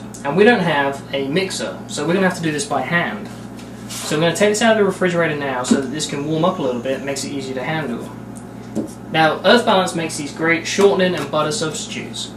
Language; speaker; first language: English; native; English